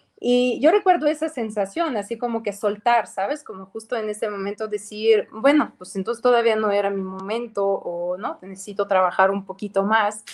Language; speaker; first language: Spanish; non-native, fluent; Ukrainian